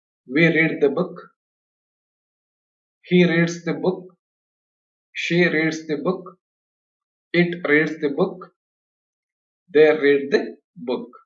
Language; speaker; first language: English; non-native, local second language; Kannada